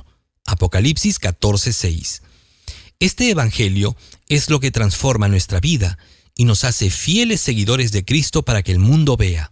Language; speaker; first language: Spanish; native; Spanish